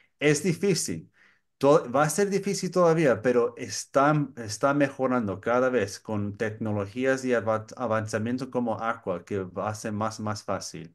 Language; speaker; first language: Spanish; non-native, learner; English